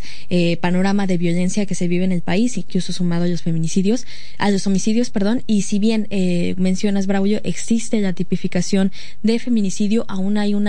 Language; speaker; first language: Spanish; native; Spanish